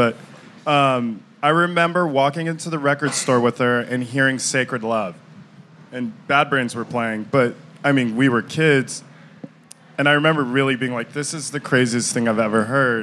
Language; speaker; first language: English; native; English